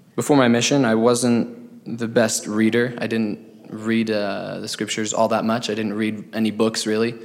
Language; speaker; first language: English; native; English